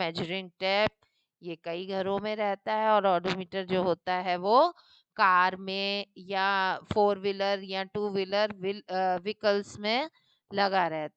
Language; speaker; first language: Hindi; native; Hindi